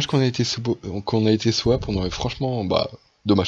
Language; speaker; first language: French; native; French